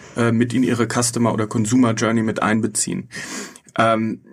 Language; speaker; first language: German; native; German